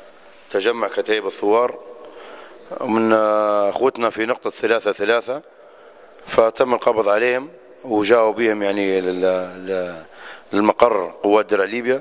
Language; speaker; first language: Arabic; native; Arabic